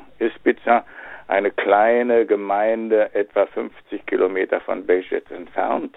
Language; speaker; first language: German; native; German